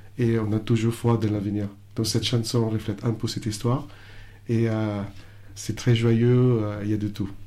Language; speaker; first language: French; non-native, fluent; Hiligaynon